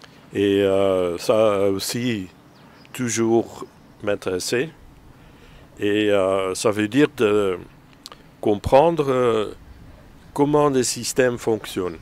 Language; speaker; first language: French; non-native, fluent; Dutch